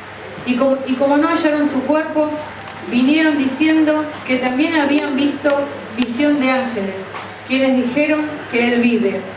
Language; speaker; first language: Spanish; native; Spanish